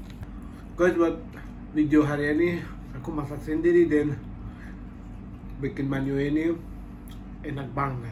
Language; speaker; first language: Indonesian; non-native, learner; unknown